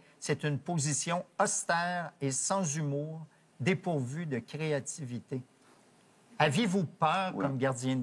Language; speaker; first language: French; native; French